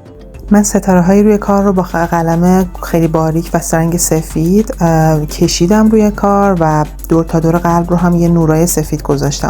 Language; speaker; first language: Persian; native; Persian